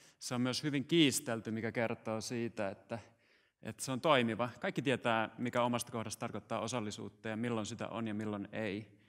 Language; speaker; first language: Finnish; native; Finnish